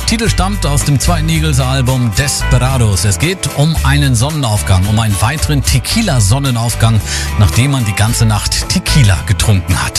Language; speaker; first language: German; native; German